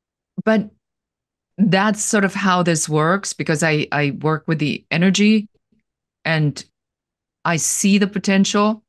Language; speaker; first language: English; non-native, fluent; German